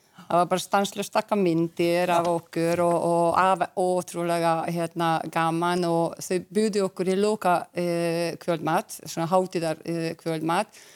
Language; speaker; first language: Icelandic; non-native, fluent; Hungarian